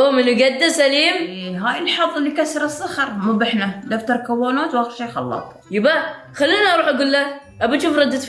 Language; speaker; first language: Arabic; native; Arabic